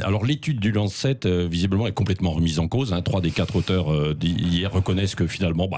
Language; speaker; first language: French; native; French